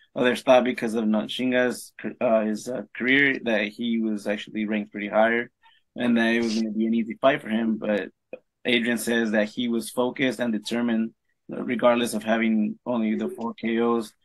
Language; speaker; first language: English; early bilingual, other home language; Spanish